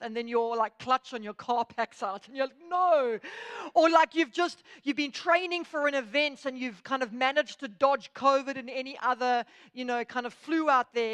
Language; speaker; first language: English; native; English